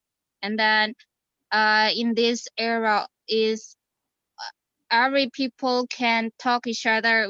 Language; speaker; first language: English; non-native, fluent; Indonesian